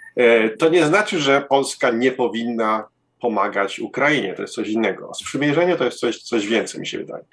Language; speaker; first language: Polish; early bilingual, heritage; Polish